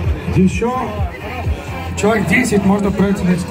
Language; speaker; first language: Russian; native; Russian